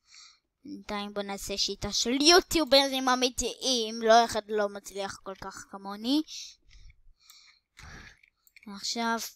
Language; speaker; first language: Hebrew; native; Hebrew